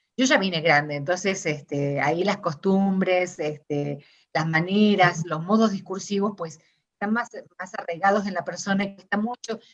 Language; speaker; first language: Spanish; native; Spanish